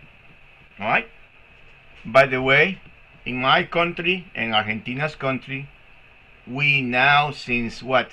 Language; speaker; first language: English; non-native, fluent; Spanish